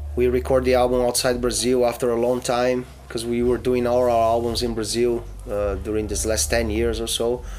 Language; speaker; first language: English; non-native, fluent; Portuguese